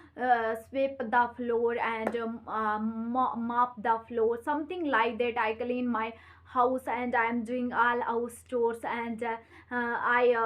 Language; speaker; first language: English; non-native, learner; Hindi